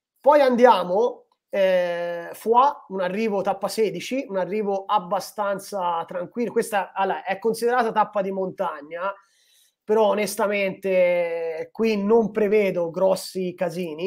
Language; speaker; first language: Italian; native; Italian